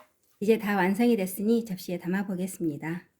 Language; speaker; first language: Korean; native; Korean